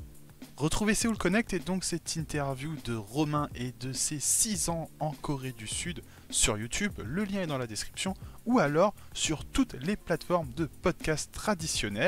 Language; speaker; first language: French; native; French